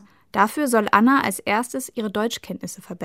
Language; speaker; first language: German; native; German